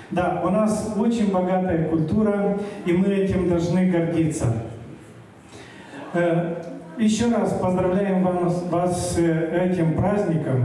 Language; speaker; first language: Russian; non-native, local second language; Romanian